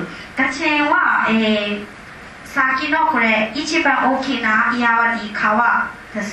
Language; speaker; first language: Japanese; non-native, learner; Burmese